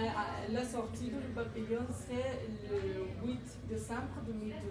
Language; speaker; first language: French; non-native, learner; Spanish